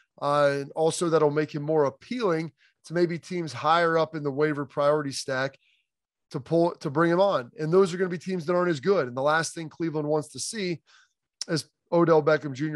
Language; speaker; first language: English; native; English